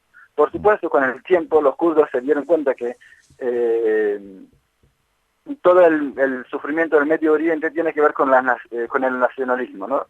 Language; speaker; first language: Spanish; non-native, fluent; Kurdish